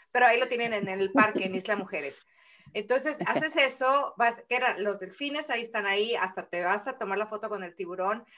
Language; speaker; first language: Spanish; native; Spanish